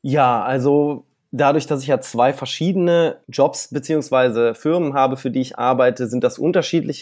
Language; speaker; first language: German; native; German